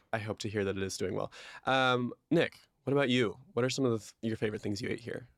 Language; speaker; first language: English; native; English